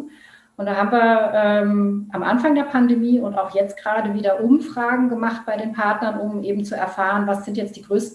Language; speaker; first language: German; native; German